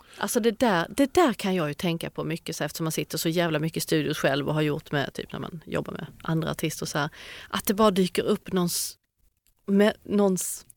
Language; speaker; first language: Swedish; native; Swedish